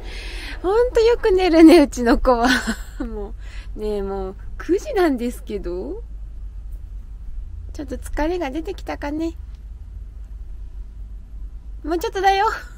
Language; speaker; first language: Japanese; native; Japanese